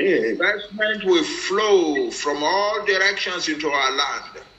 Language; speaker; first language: English; non-native, local second language; Yoruba